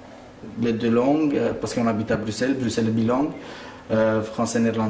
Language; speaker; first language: French; early bilingual, other home language; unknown